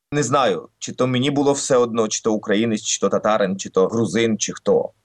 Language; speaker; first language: Ukrainian; non-native, local second language; Russian